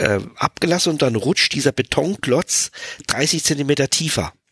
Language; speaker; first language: German; native; German